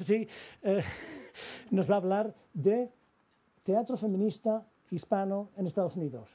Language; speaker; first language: Spanish; native; Spanish